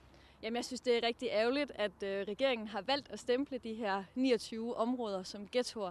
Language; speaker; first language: Danish; native; Danish